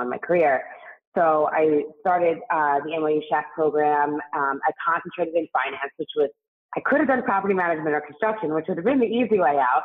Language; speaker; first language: English; native; English